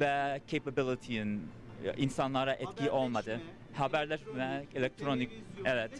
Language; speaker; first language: Turkish; early bilingual, heritage; English